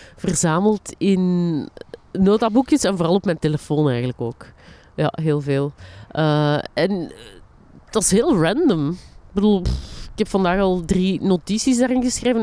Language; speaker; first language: Dutch; native; Dutch